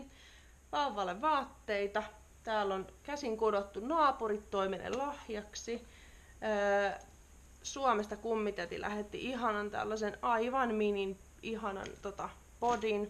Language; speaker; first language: Finnish; native; Finnish